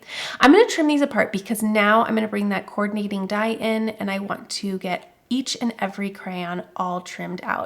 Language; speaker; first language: English; native; English